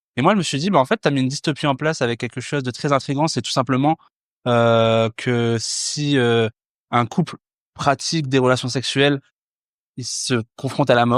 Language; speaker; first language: French; native; French